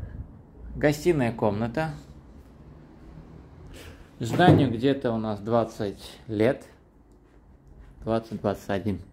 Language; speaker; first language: Russian; non-native, fluent; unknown